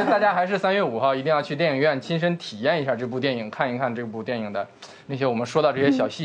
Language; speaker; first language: Chinese; native; Chinese